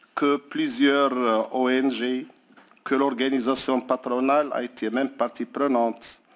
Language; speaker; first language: French; non-native, local second language; Arabic